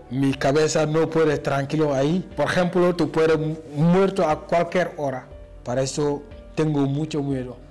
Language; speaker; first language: Spanish; non-native, learner; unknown